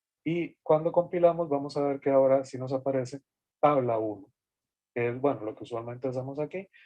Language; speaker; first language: Spanish; native; Spanish